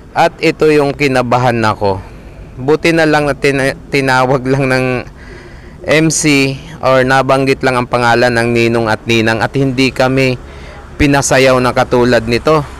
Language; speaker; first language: Filipino; non-native, local second language; Bikol